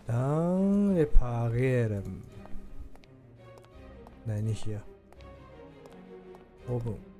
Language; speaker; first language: German; non-native, learner; Japanese